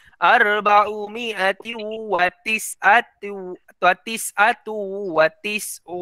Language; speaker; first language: Arabic; non-native, fluent; Malay